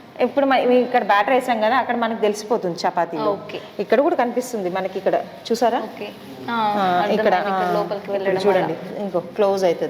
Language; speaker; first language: Telugu; native; Telugu